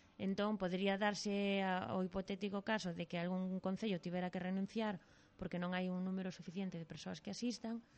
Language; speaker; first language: Galician; native; Galician